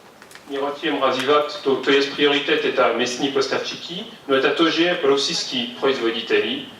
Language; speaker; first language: Russian; non-native, fluent; French